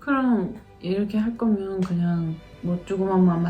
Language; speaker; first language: Korean; non-native, learner; Dutch